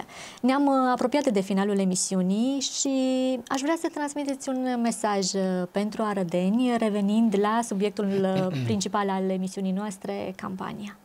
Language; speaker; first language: Romanian; native; Romanian